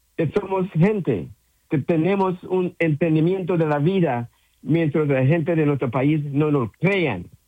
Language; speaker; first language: Spanish; non-native, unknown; English